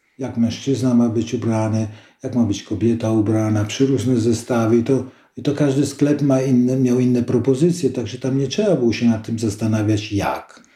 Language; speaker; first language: Polish; native; Polish